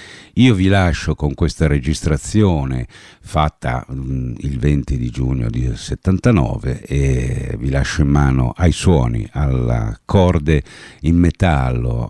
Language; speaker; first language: Italian; native; Italian